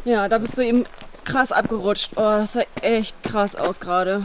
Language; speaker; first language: German; native; German